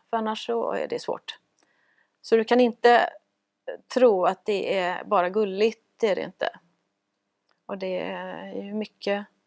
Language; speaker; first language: Swedish; native; Swedish